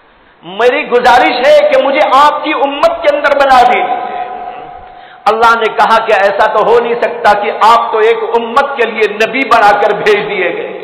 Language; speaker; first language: Urdu; native; Urdu